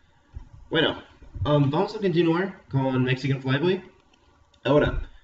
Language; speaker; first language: Spanish; non-native, fluent; English